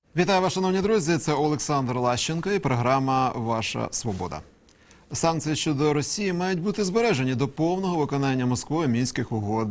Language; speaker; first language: Ukrainian; native; Ukrainian